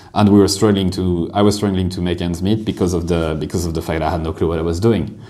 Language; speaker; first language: English; non-native, fluent; French